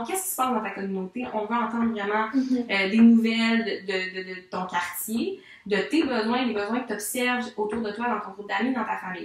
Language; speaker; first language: French; native; French